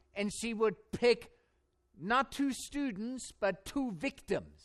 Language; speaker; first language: English; non-native, fluent; German